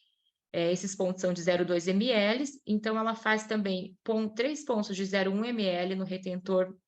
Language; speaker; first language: Portuguese; native; Portuguese